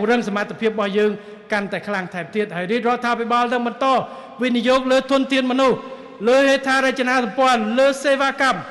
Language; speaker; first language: Khmer; native; Khmer